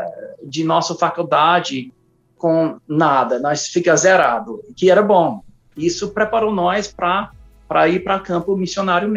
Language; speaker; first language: Portuguese; non-native, fluent; English